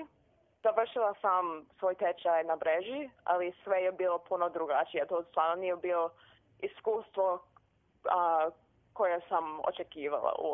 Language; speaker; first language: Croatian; early bilingual, heritage; Croatian